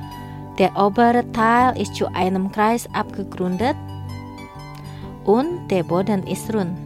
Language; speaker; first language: German; non-native, fluent; Indonesian